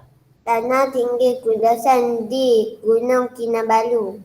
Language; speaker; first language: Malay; non-native, local second language; Chinese